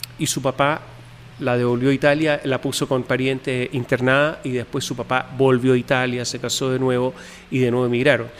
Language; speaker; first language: Spanish; native; Spanish